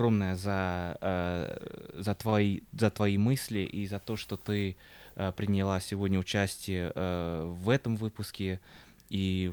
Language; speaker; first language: Russian; non-native, fluent; English